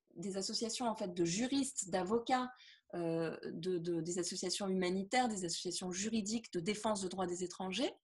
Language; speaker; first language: French; native; French